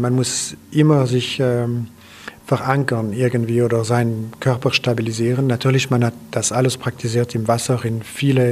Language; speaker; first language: German; non-native, local second language; French